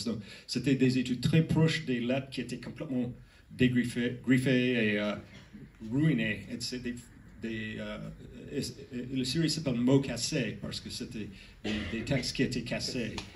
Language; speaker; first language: French; non-native, learner; English